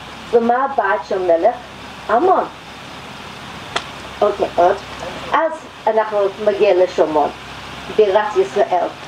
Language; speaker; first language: Hebrew; non-native, fluent; English